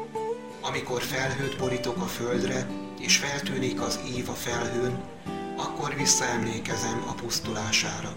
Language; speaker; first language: Hungarian; native; Hungarian